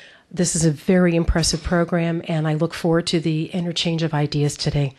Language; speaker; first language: English; native; English